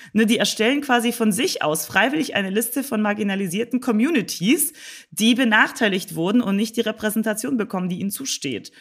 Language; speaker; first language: German; native; German